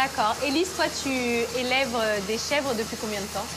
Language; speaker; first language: French; native; French